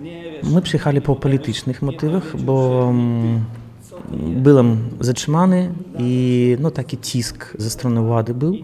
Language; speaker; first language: Polish; non-native, learner; Belarusian